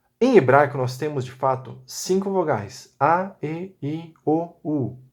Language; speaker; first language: Portuguese; native; Portuguese